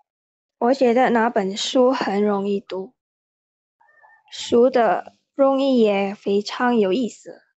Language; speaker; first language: Chinese; non-native, learner; Indonesian